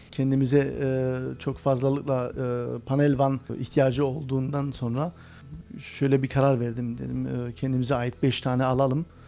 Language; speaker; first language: Turkish; early bilingual, heritage; Turkish